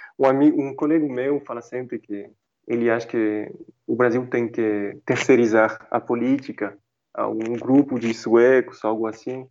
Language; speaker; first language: Portuguese; non-native, fluent; French